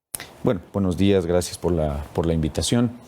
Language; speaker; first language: Spanish; native; Spanish